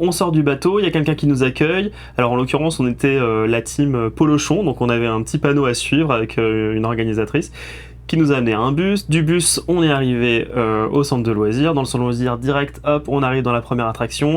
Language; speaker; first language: French; native; French